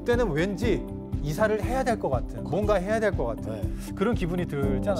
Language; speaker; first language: Korean; native; Korean